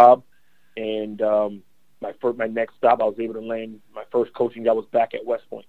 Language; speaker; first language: English; native; English